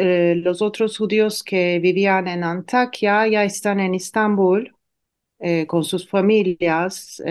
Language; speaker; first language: Spanish; non-native, fluent; Turkish